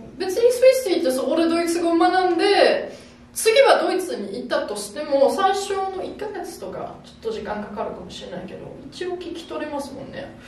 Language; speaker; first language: Japanese; non-native, fluent; German